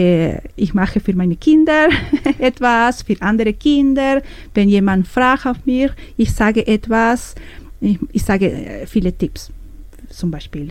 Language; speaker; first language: German; non-native, learner; Spanish